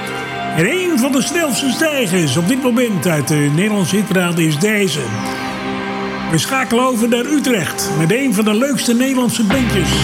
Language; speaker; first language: Dutch; native; Dutch